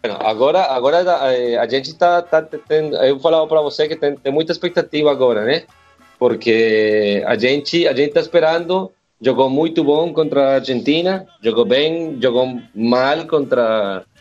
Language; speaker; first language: Portuguese; non-native, learner; Spanish